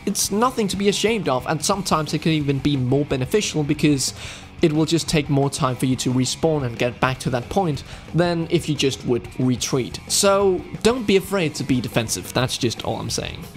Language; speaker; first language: English; non-native, fluent; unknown